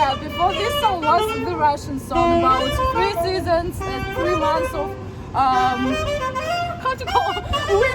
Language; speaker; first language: English; non-native, learner; Russian